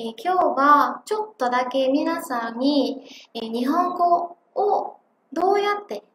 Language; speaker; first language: Japanese; non-native, fluent; Vietnamese